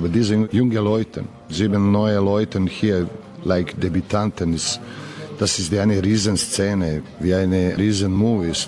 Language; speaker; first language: German; non-native, learner; Serbian